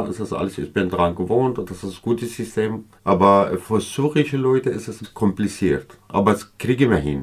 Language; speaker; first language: German; non-native, fluent; Kurdish